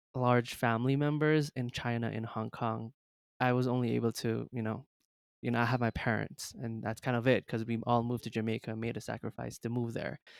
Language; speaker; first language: English; early bilingual, other home language; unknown